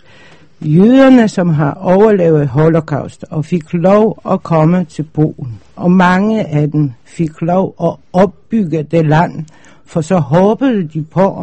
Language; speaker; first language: Danish; non-native, fluent; Polish